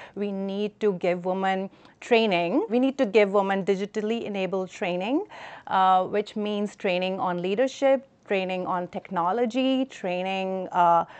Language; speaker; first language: English; non-native, local second language; Hindi